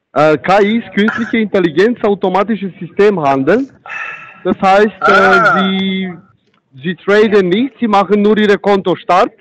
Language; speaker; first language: German; non-native, fluent; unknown